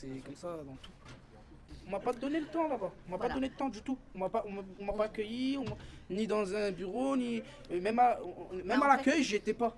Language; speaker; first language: French; native; French